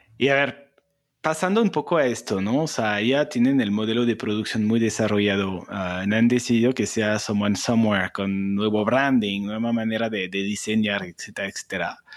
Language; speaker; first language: Spanish; non-native, fluent; French